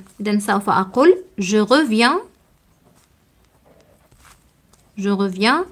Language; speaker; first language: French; non-native, local second language; Arabic